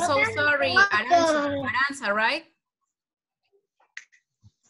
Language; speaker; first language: English; non-native, fluent; Spanish